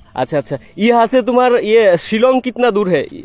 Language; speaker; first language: Hindi; non-native, learner; Bangla